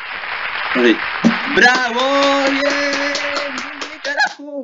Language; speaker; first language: Spanish; native; Spanish